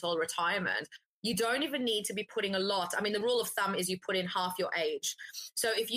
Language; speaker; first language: English; native; English